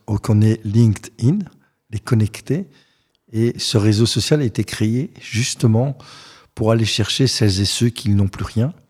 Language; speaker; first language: French; native; French